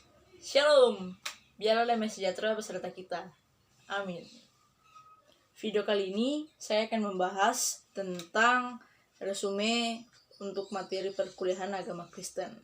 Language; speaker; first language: Indonesian; native; Indonesian